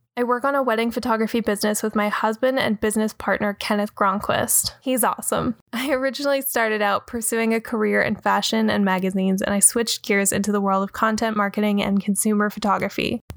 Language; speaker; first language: English; native; English